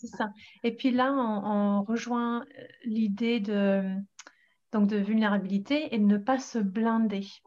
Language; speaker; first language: French; non-native, fluent; English